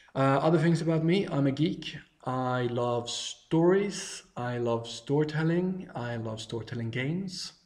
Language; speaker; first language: English; non-native, fluent; Swedish